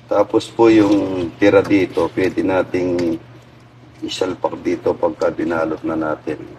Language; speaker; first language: Filipino; non-native, local second language; Pampanga